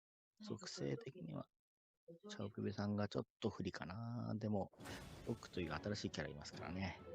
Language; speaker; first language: Japanese; native; Japanese